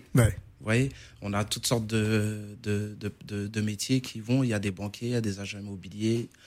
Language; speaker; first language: French; native; French